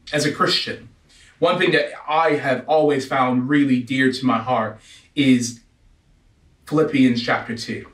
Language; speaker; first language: English; native; English